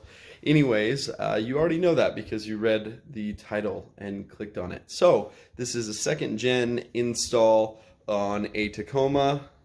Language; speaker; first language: English; native; English